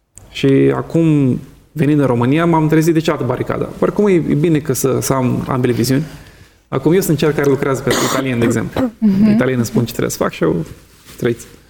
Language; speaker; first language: Romanian; native; Romanian